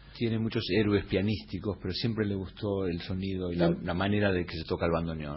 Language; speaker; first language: Spanish; native; Spanish